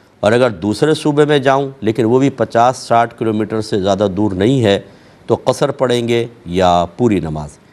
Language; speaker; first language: Urdu; native; Urdu